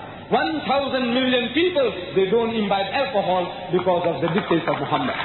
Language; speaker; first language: English; early bilingual, other home language; Gujarati